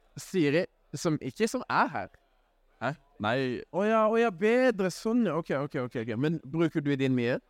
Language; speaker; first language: Norwegian; native; Norwegian